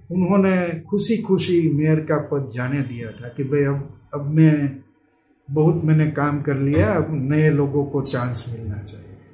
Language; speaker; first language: Hindi; non-native, local second language; Gujarati